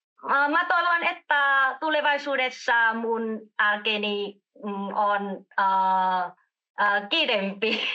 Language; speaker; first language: Finnish; non-native, learner; Vietnamese